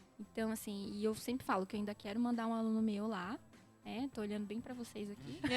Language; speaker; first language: Portuguese; native; Portuguese